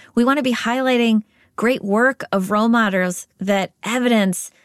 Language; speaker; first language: English; native; English